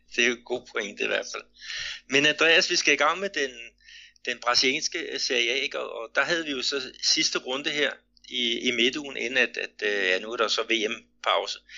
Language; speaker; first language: Danish; native; Danish